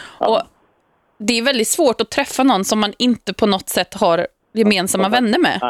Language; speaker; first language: Swedish; native; Swedish